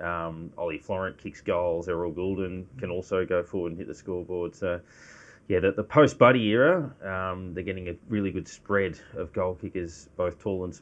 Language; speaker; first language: English; native; English